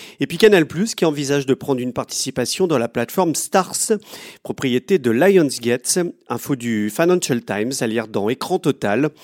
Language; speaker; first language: French; native; French